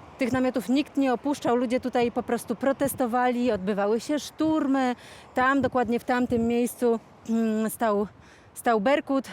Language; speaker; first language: Polish; native; Polish